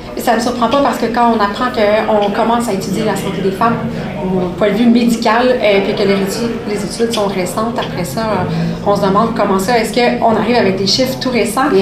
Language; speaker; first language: French; native; French